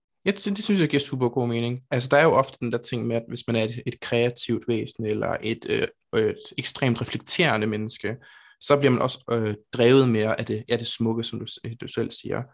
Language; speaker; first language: Danish; native; Danish